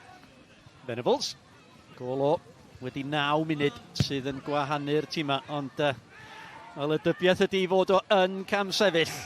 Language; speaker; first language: Welsh; native; Welsh